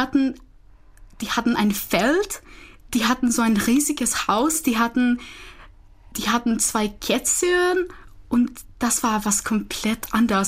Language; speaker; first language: German; non-native, fluent; Czech